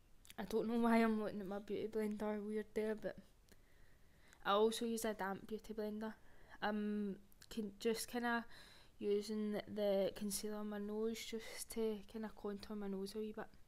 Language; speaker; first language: English; native; English